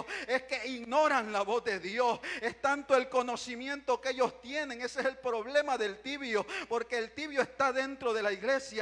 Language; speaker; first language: Spanish; native; Spanish